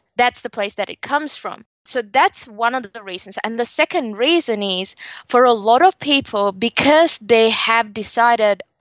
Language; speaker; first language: English; non-native, local second language; Sinhala